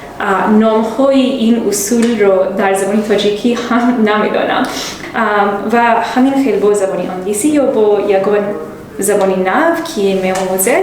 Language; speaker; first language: Persian; non-native, learner; English